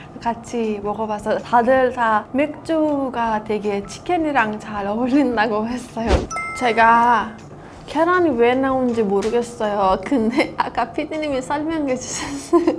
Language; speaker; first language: Korean; non-native, fluent; Persian